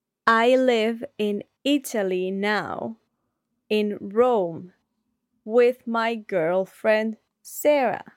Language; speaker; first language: English; non-native, learner; Spanish